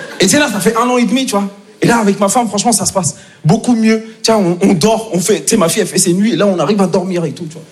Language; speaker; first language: French; native; French